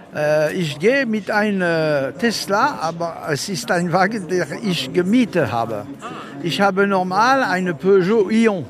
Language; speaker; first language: German; non-native, fluent; French